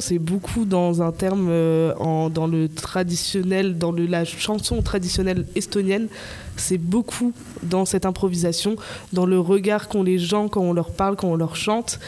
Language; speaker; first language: French; native; French